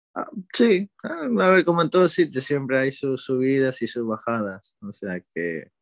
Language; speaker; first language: Spanish; native; Spanish